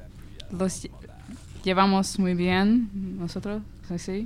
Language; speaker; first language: Spanish; non-native, learner; Hungarian